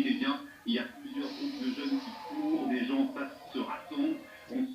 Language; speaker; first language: French; native; French